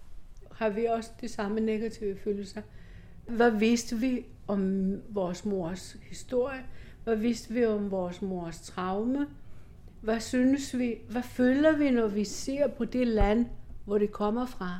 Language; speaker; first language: Danish; non-native, fluent; Greek